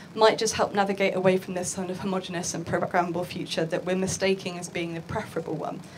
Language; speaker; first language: English; native; English